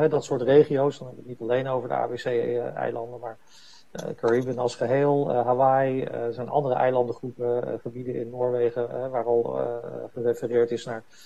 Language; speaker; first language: Dutch; native; Dutch